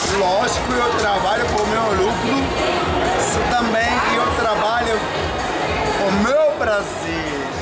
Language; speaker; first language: Portuguese; non-native, fluent; German